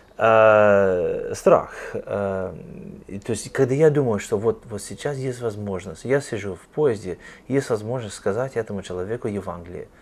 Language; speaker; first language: Russian; non-native, fluent; English